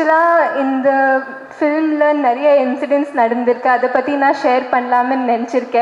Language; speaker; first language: Tamil; non-native, learner; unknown